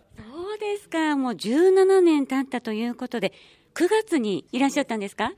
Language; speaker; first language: Japanese; native; Japanese